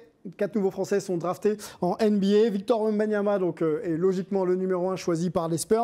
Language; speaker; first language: French; native; French